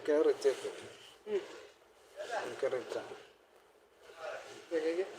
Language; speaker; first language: Arabic; non-native, learner; Malayalam